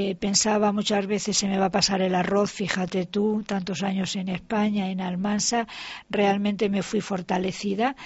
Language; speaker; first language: Spanish; native; Spanish